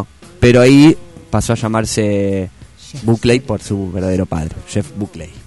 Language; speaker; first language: Spanish; native; Spanish